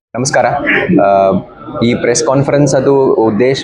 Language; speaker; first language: Kannada; non-native, learner; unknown